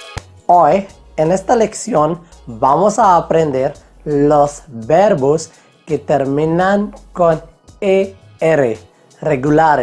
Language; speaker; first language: Spanish; non-native, fluent; Hindi